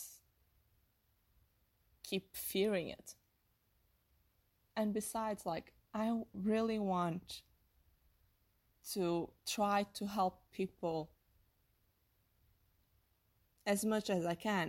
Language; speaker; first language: English; non-native, fluent; Portuguese